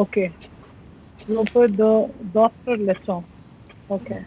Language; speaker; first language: French; non-native, learner; Hindi